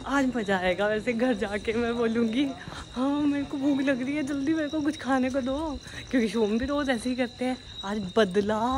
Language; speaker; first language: Hindi; native; Hindi